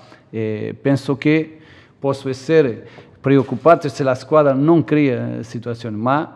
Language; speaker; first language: Italian; non-native, fluent; Portuguese